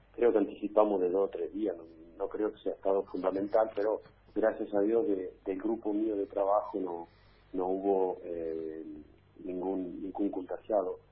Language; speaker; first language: Spanish; native; Spanish